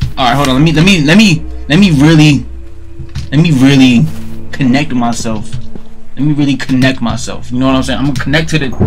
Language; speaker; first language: English; native; English